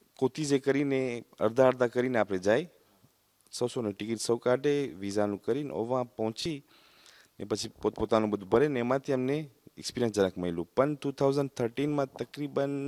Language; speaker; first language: Gujarati; early bilingual, heritage; Gujarati